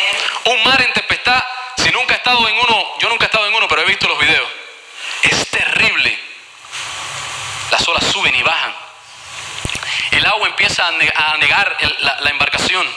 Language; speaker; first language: Spanish; native; Spanish